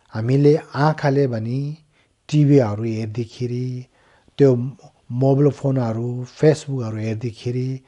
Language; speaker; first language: Nepali; non-native, local second language; Tibetan